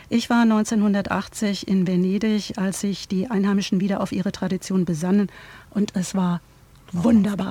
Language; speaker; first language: German; native; German